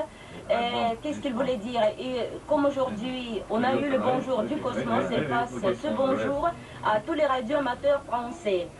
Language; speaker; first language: French; non-native, fluent; Russian